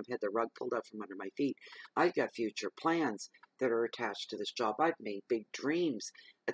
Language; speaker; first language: English; native; English